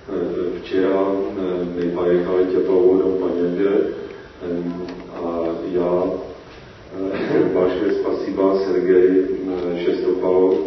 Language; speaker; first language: Russian; non-native, learner; Czech